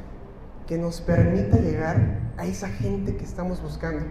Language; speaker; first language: Spanish; native; Spanish